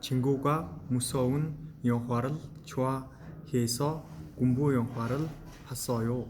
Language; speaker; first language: Korean; non-native, learner; Mongolian